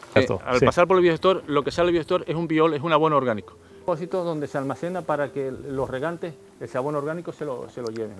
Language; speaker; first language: Spanish; native; Spanish